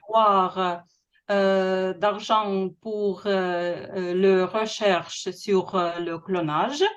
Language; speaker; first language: French; non-native, fluent; Russian